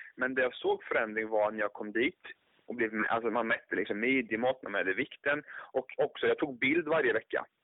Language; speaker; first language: Swedish; native; Swedish